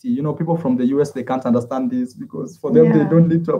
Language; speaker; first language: English; non-native, fluent; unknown